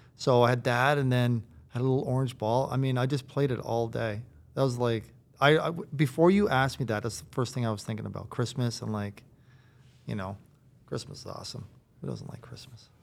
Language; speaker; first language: English; native; English